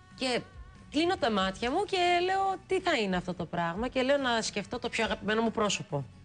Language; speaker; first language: Greek; early bilingual, heritage; Greek